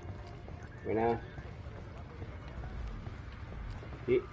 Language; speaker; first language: Spanish; native; Spanish